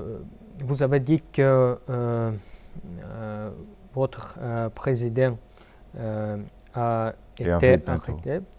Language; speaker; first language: French; non-native, fluent; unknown